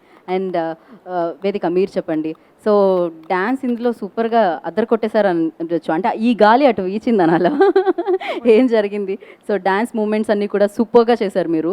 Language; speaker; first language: Telugu; native; Telugu